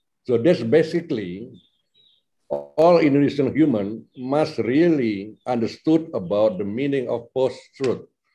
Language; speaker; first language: English; non-native, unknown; Indonesian